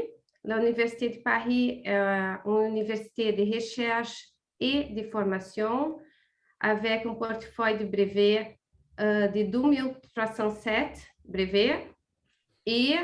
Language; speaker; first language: French; non-native, fluent; Portuguese